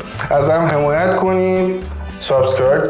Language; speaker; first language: Persian; native; Persian